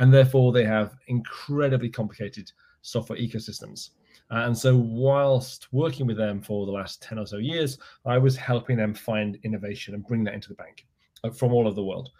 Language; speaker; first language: English; native; English